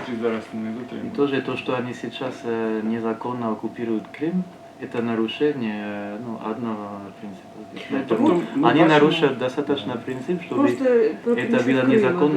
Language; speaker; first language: Russian; non-native, learner; French